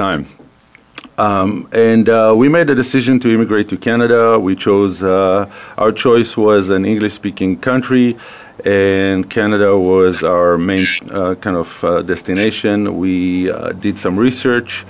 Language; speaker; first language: English; non-native, fluent; Hebrew